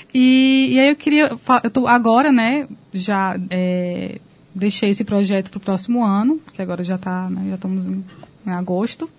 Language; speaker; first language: Portuguese; native; Portuguese